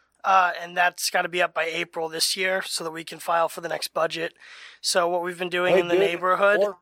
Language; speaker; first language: English; native; English